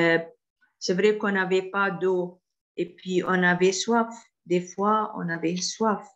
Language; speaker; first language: French; non-native, fluent; Arabic